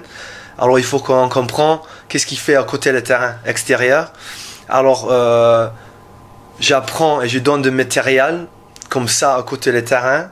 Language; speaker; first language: French; non-native, learner; English